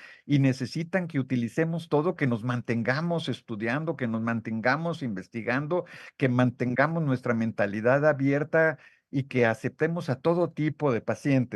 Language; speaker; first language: Spanish; native; Spanish